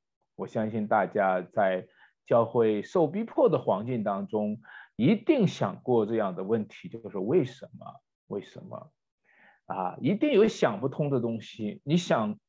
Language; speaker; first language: Chinese; native; Chinese